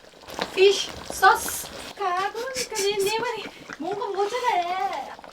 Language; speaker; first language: Korean; non-native, learner; Filipino